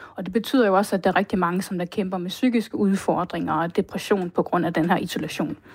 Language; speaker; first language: Danish; native; Danish